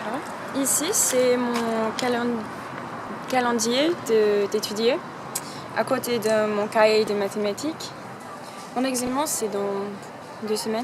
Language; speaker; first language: French; non-native, learner; English